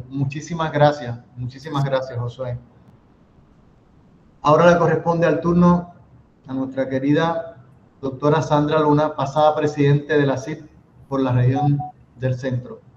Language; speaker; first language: Spanish; native; Spanish